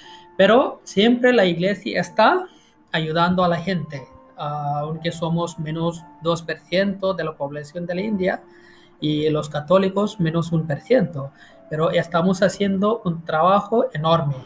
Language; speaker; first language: Spanish; non-native, fluent; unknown